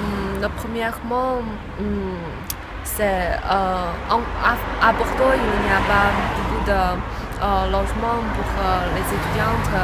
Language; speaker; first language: French; non-native, learner; Chinese